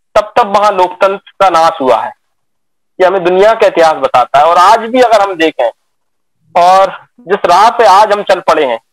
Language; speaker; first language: Hindi; native; Hindi